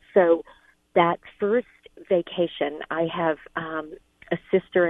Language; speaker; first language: English; native; English